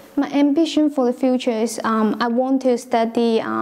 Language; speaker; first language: English; non-native, local second language; Cantonese